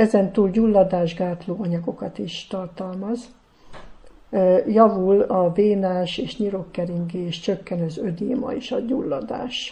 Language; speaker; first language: Hungarian; native; Hungarian